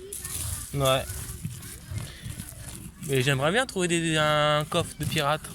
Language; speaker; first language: French; native; French